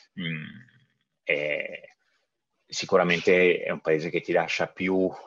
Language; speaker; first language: Italian; native; Italian